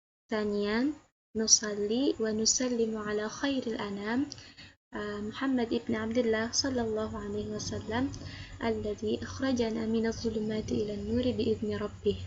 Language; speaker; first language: Arabic; non-native, learner; Indonesian